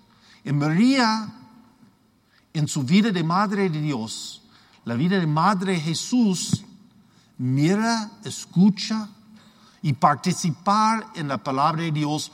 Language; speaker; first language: Spanish; non-native, learner; English